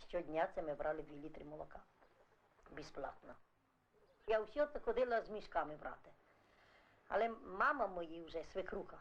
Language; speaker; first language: Ukrainian; non-native, fluent; Italian